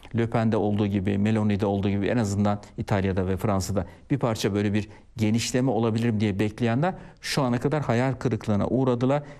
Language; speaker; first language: Turkish; early bilingual, heritage; Turkish